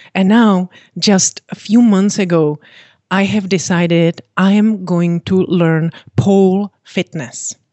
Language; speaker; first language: English; non-native, fluent; Czech